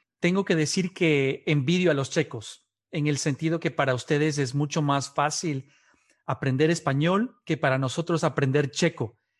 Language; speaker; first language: Spanish; native; Spanish